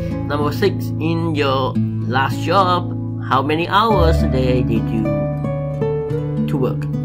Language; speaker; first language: English; non-native, fluent; Khmer